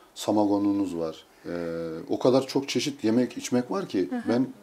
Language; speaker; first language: Turkish; native; Turkish